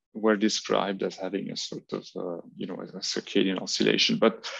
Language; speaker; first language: English; non-native, fluent; French